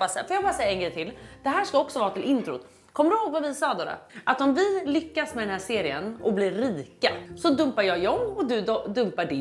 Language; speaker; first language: Swedish; native; Swedish